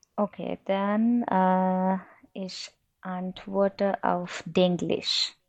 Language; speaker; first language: German; non-native, learner; Odia